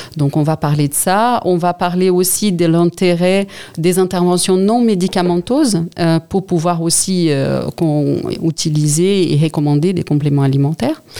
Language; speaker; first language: French; non-native, fluent; Portuguese